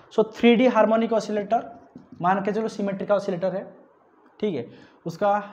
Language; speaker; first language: Hindi; non-native, local second language; Odia